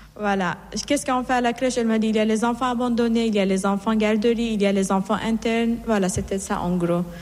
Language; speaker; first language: French; non-native, fluent; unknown